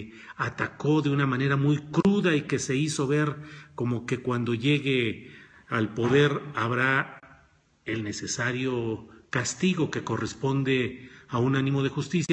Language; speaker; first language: Spanish; native; Spanish